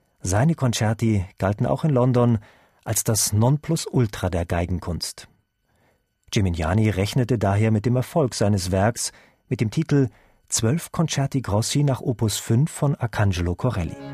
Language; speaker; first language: German; native; German